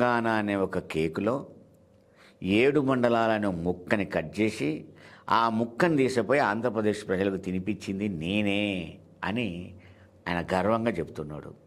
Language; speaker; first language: Telugu; native; Telugu